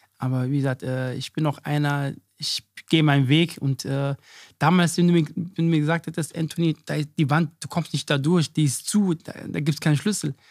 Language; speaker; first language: German; early bilingual, other home language; Akan